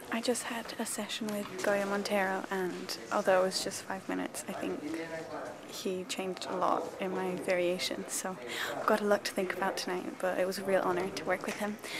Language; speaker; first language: English; early bilingual, other home language; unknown